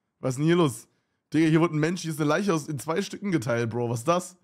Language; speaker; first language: German; native; German